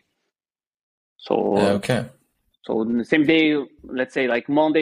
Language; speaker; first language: English; non-native, learner; Portuguese